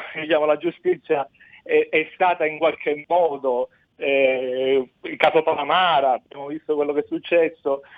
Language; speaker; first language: Italian; native; Italian